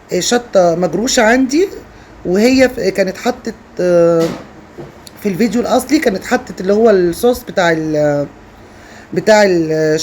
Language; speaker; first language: Arabic; native; Arabic